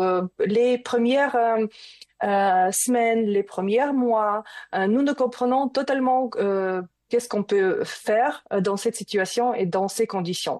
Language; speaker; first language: French; non-native, learner; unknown